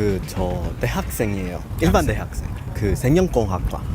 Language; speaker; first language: Korean; non-native, learner; Spanish